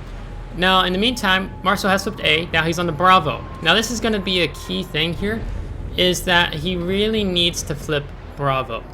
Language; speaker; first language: English; native; English